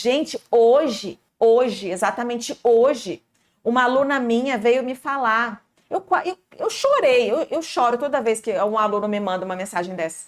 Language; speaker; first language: Portuguese; native; Portuguese